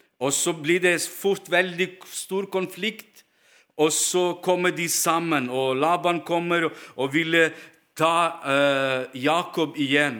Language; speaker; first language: Norwegian; non-native, fluent; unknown